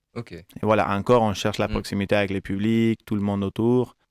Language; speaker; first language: French; non-native, fluent; Spanish